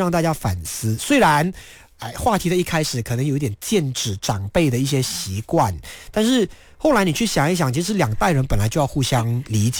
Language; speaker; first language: Chinese; native; Chinese